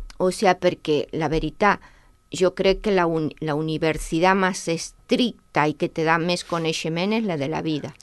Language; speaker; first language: Catalan; non-native, local second language; Spanish